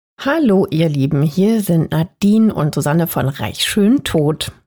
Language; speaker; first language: German; native; German